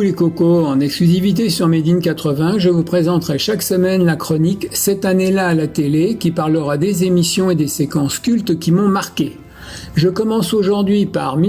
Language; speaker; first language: French; native; French